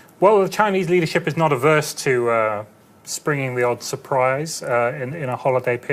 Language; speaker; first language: English; native; English